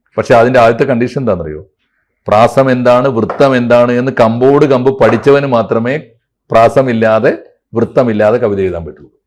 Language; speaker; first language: Malayalam; native; Malayalam